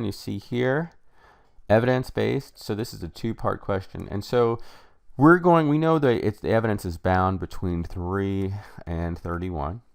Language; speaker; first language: English; native; English